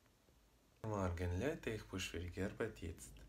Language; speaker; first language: German; non-native, learner; Russian